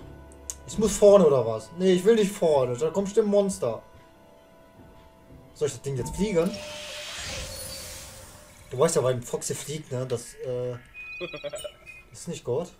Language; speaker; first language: German; native; German